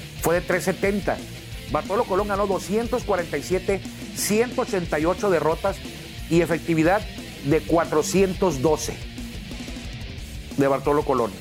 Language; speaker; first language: Spanish; native; Spanish